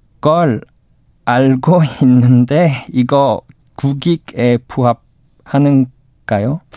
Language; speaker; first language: Korean; non-native, learner; English